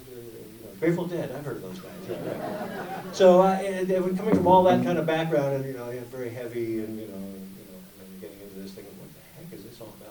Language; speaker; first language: English; native; English